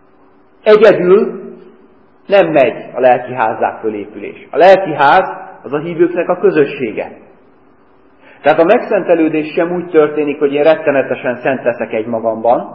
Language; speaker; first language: Hungarian; native; Hungarian